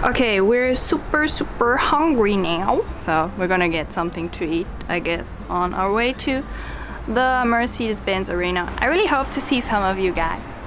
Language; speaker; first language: English; non-native, fluent; German